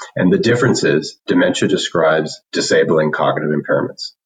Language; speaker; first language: English; native; English